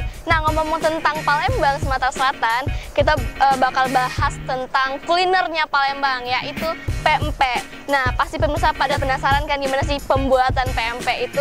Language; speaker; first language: Indonesian; native; Indonesian